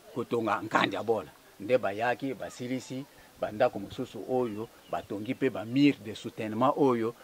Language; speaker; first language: Lingala; non-native, local second language; Kongo